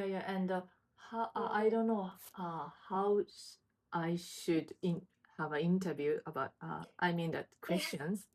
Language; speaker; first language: English; non-native, learner; Japanese